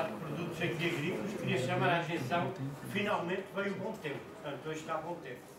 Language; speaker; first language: Portuguese; native; Portuguese